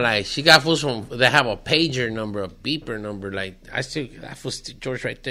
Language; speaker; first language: English; early bilingual, other home language; Spanish